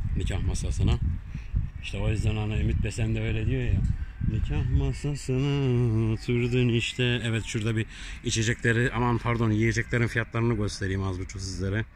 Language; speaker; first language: Turkish; early bilingual, heritage; Turkish